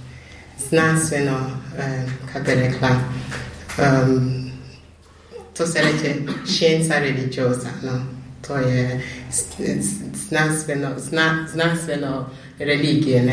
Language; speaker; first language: Slovenian; non-native, fluent; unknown